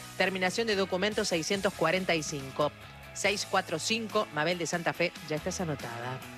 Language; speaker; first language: Spanish; native; Spanish